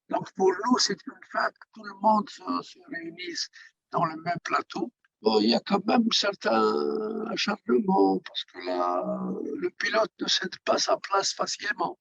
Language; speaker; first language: French; non-native, local second language; Arabic